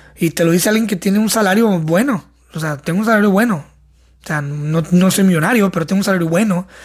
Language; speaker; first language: Spanish; native; Spanish